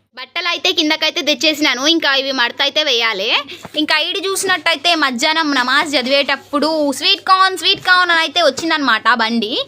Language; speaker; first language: Telugu; native; Telugu